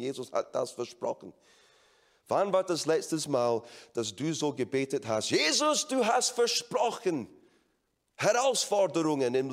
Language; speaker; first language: German; non-native, fluent; English